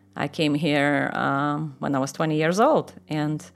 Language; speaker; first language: English; non-native, fluent; Russian